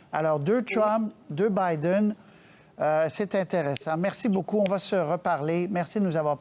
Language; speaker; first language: French; native; French